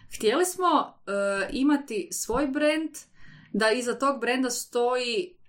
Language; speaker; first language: Croatian; native; Croatian